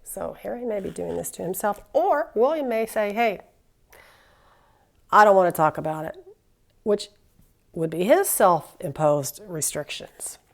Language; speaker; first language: English; native; English